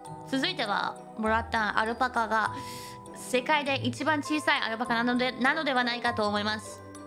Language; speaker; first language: Japanese; non-native, fluent; German